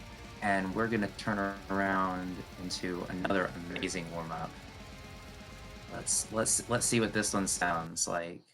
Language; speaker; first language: English; native; English